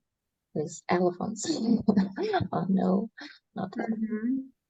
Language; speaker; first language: English; non-native, learner; Russian